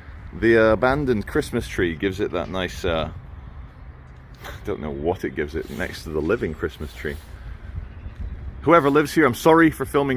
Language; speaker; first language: English; native; English